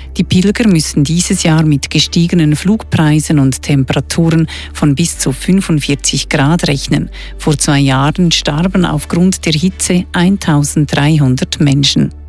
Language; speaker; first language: German; native; German